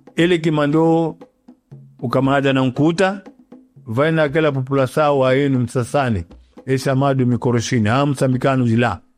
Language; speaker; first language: Portuguese; non-native, local second language; Yao